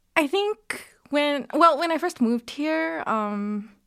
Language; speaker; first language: English; native; English